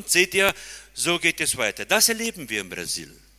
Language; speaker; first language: German; early bilingual, heritage; German